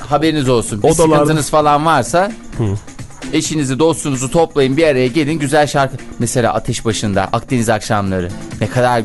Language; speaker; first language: Turkish; native; Turkish